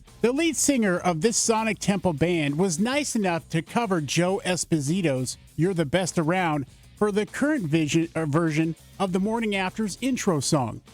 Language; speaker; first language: English; native; English